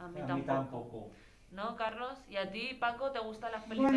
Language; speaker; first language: Spanish; native; Spanish